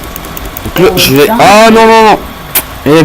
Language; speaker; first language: French; native; French